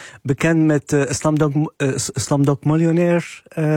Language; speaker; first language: Dutch; non-native, fluent; Arabic